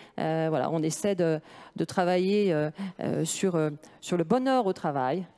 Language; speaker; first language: French; native; French